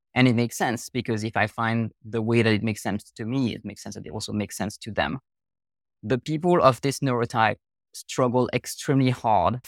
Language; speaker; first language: English; non-native, fluent; French